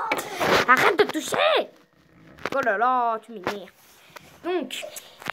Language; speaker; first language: French; native; French